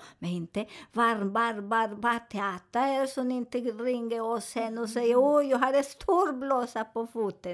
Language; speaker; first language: Swedish; non-native, learner; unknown